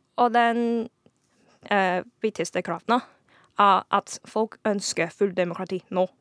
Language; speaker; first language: Norwegian; non-native, fluent; Cantonese